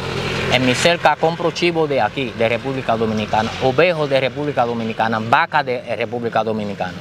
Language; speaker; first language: Spanish; early bilingual, other home language; Haitian Creole